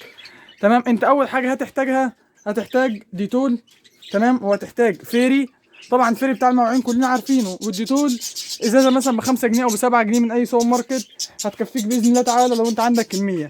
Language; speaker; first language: Arabic; native; Arabic